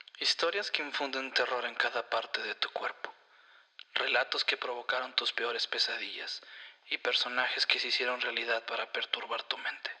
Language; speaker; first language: Spanish; native; Spanish